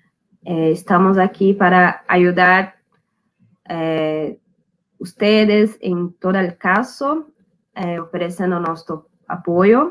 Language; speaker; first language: Spanish; non-native, learner; Portuguese